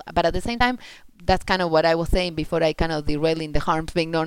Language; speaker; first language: English; non-native, fluent; Spanish